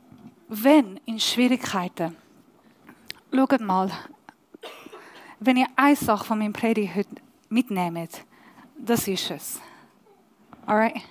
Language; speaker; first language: German; non-native, learner; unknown